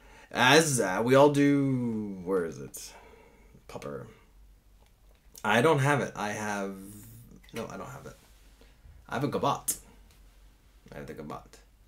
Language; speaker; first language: English; native; English